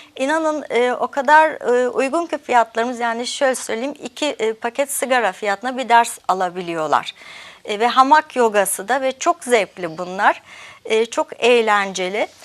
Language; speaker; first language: Turkish; early bilingual, heritage; Turkish